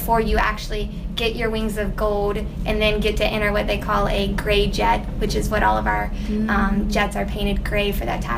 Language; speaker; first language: English; native; English